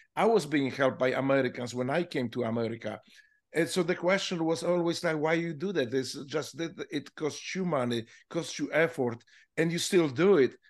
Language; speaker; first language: English; non-native, fluent; Polish